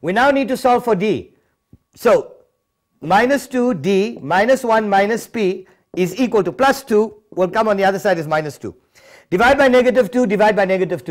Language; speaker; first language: English; native; English